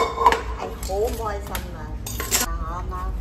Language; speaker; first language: Cantonese; non-native, learner; Thai